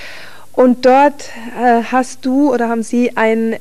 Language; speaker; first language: German; native; German